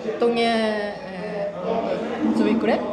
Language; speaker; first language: Polish; non-native, learner; Japanese